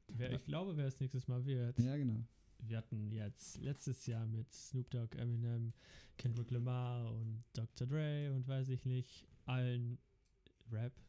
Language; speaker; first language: German; early bilingual, other home language; Dutch